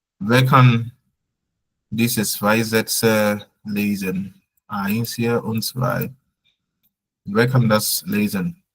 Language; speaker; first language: German; non-native, fluent; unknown